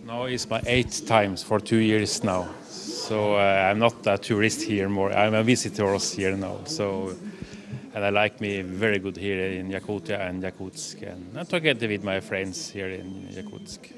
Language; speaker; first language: English; non-native, learner; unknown